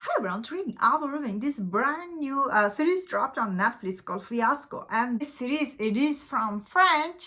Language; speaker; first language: English; non-native, fluent; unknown